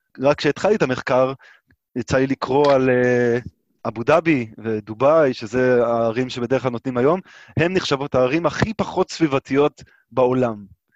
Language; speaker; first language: Hebrew; native; Hebrew